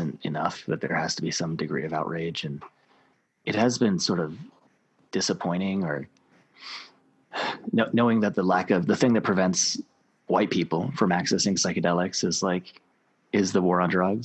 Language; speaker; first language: English; native; English